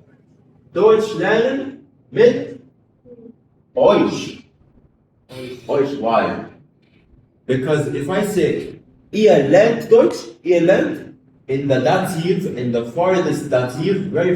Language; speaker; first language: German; non-native, fluent; Arabic